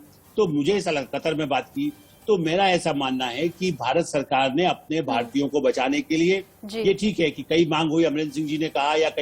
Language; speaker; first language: Hindi; native; Hindi